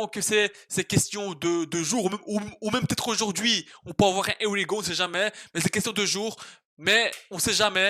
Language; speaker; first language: French; native; French